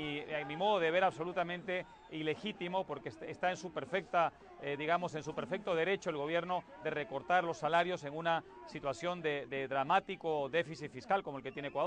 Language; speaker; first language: Spanish; native; Spanish